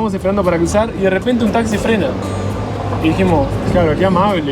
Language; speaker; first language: Spanish; native; Spanish